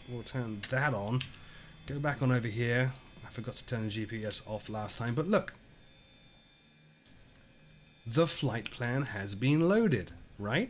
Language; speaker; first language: English; native; English